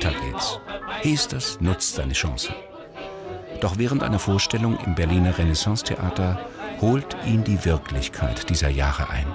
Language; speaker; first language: German; native; German